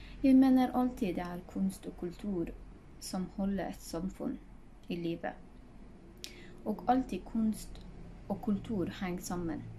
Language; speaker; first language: Norwegian; non-native, fluent; Hazaragi